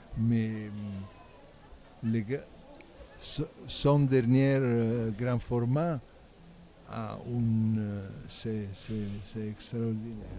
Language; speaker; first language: French; non-native, learner; Italian